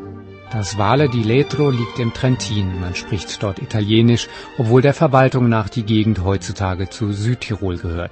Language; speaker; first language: German; native; German